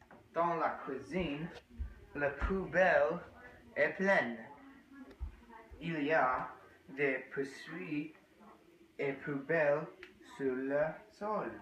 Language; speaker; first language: French; non-native, learner; English